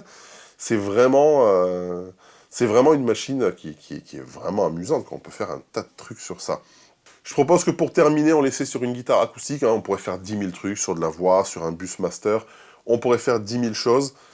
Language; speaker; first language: French; native; French